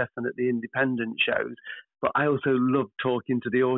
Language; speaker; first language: English; native; English